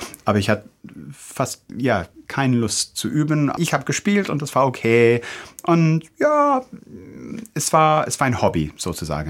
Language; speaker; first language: German; non-native, fluent; English